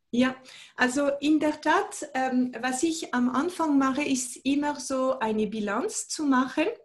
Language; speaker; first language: German; non-native, fluent; French